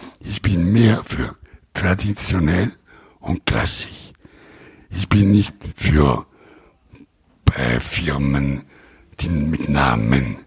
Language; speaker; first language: German; non-native, learner; Italian